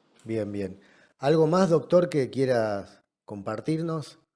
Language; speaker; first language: Spanish; native; Spanish